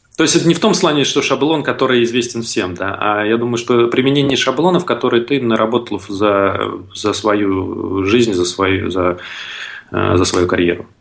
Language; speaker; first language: Russian; native; Russian